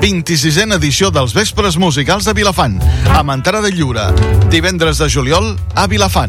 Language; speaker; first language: Catalan; native; Catalan